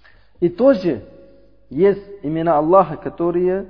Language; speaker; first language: Russian; non-native, learner; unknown